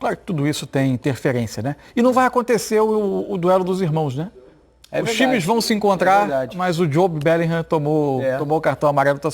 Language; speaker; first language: Portuguese; native; Portuguese